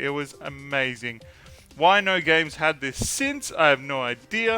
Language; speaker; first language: English; native; English